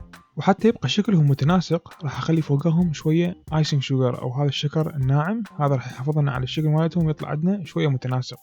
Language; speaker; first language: Arabic; native; Arabic